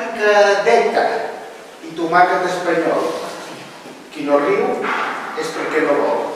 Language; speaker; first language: Catalan; native; Catalan